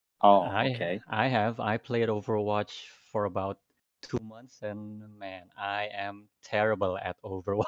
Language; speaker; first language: English; non-native, fluent; Indonesian